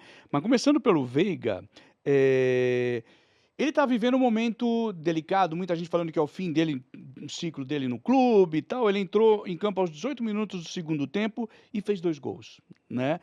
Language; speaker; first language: Portuguese; native; Portuguese